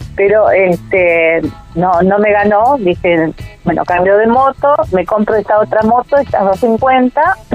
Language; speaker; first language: Spanish; native; Spanish